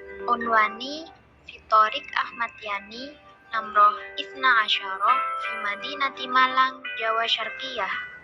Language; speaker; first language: Arabic; non-native, learner; Indonesian